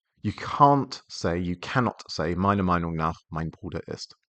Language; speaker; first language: German; non-native, fluent; English